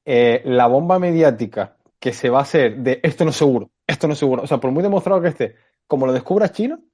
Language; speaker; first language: Spanish; native; Spanish